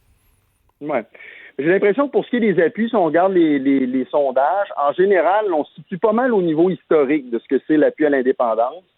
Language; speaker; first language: French; native; French